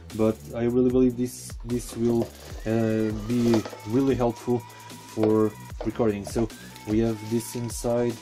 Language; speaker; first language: English; non-native, fluent; Portuguese